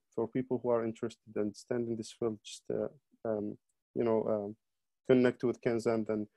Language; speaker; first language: English; non-native, fluent; Arabic